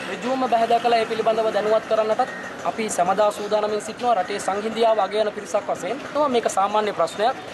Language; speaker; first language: Sinhala; non-native, local second language; Tamil